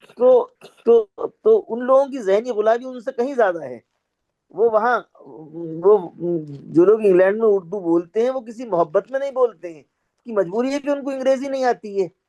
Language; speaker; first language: Urdu; native; Urdu